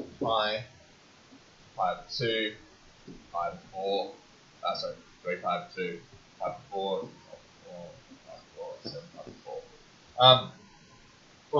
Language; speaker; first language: English; native; English